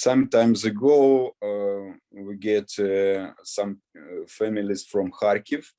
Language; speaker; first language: English; non-native, learner; Ukrainian